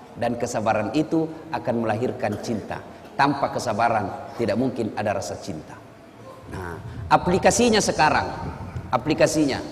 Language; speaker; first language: Indonesian; non-native, local second language; Buginese